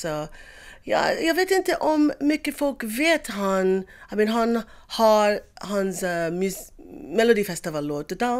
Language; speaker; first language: Swedish; non-native, learner; English